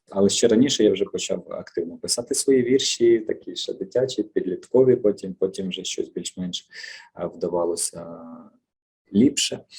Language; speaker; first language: Ukrainian; native; Ukrainian